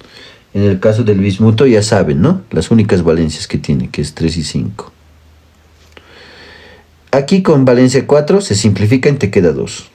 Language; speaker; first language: Spanish; native; Spanish